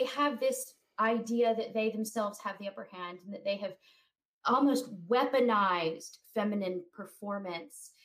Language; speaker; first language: English; native; English